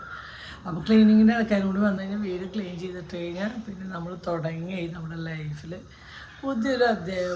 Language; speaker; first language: Malayalam; native; Malayalam